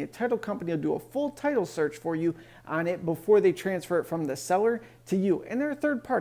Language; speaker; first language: English; native; English